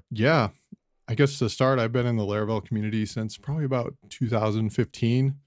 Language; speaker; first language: English; native; English